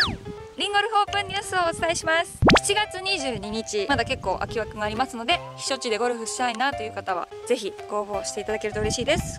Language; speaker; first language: Japanese; native; Japanese